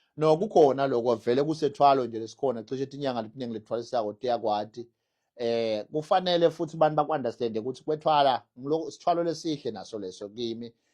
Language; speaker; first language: Zulu; non-native, local second language; Swati